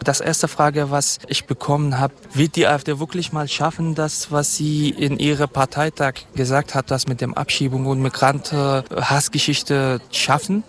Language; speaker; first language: German; non-native, fluent; Kurdish